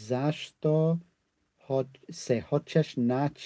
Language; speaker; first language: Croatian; non-native, learner; English